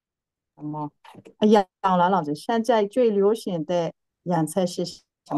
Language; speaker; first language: Chinese; non-native, learner; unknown